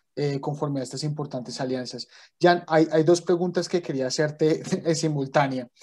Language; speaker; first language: Spanish; native; Spanish